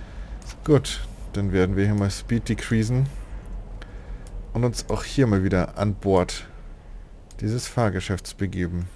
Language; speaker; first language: German; native; German